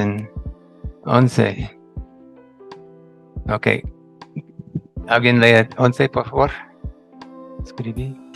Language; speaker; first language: Spanish; non-native, fluent; English